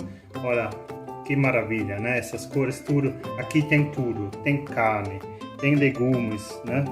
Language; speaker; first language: Portuguese; non-native, learner; German